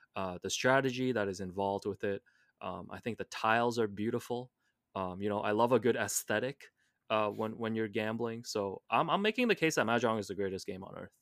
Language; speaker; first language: English; non-native, local second language; Cantonese